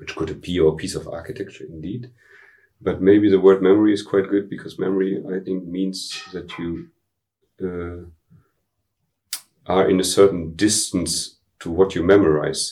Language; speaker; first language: English; non-native, fluent; German